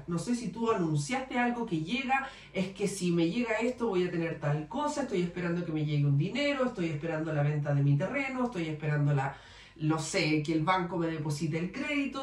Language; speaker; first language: Spanish; native; Spanish